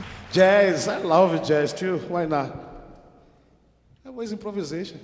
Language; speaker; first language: English; non-native, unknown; Portuguese